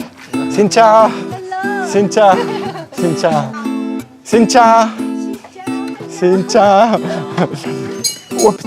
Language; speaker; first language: Vietnamese; non-native, learner; French